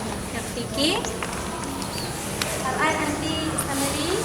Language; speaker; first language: Arabic; non-native, fluent; Indonesian